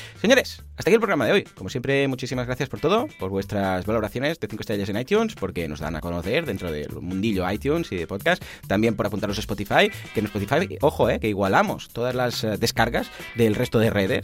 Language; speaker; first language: Spanish; native; Spanish